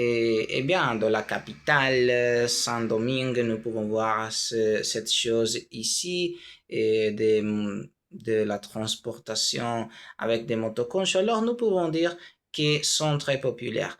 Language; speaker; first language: French; non-native, learner; Spanish